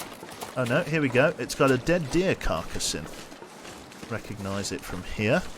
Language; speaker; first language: English; native; English